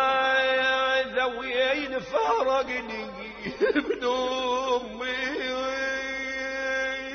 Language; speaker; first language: Arabic; native; Arabic